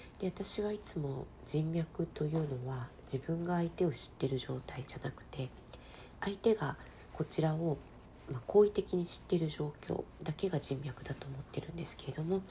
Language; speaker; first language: Japanese; native; Japanese